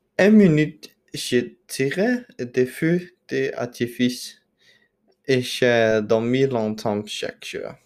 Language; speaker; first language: French; non-native, learner; Danish